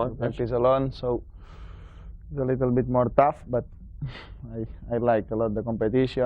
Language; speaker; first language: English; non-native, learner; Spanish